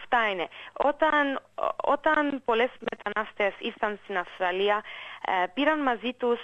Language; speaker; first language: Greek; early bilingual, heritage; English